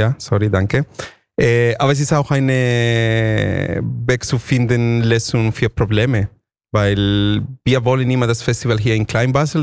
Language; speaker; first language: German; non-native, fluent; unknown